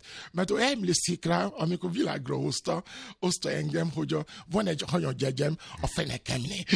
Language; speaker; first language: Hungarian; non-native, learner; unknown